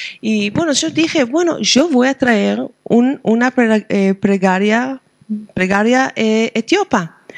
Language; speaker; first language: Spanish; non-native, fluent; Hebrew